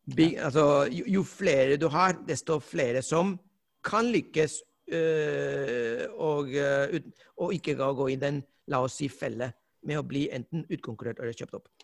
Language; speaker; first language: Norwegian; non-native, fluent; Spanish